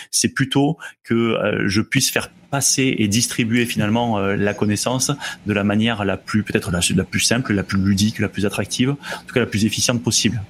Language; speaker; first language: French; native; French